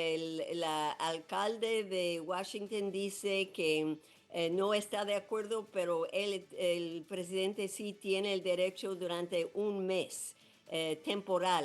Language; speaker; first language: Spanish; non-native, fluent; English